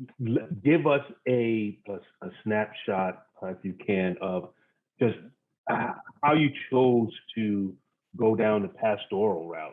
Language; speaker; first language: English; native; English